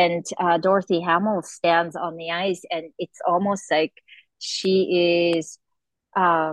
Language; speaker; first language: English; non-native, fluent; Japanese